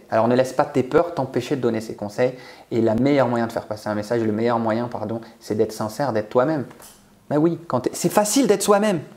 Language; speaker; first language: French; native; French